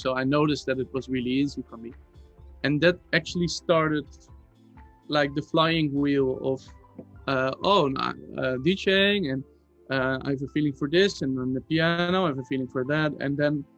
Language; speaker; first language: English; non-native, fluent; Dutch